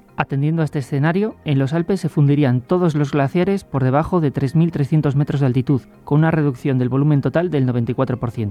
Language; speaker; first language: Spanish; native; Spanish